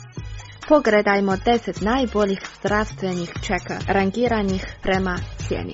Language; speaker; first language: Croatian; non-native, fluent; Chinese